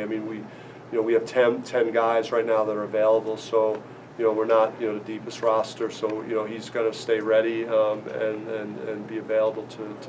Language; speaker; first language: English; native; English